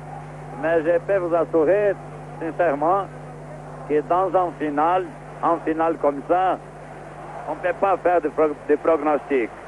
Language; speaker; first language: French; non-native, fluent; Portuguese